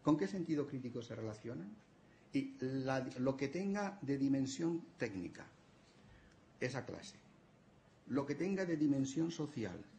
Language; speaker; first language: Spanish; non-native, local second language; Catalan